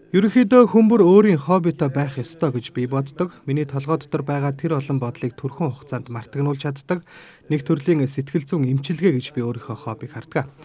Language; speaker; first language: Mongolian; non-native, fluent; Turkish